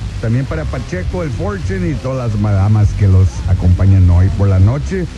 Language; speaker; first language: Spanish; early bilingual, heritage; Spanish